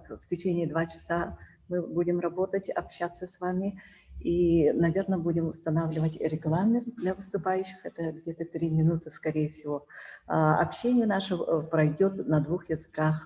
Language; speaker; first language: Russian; native; Russian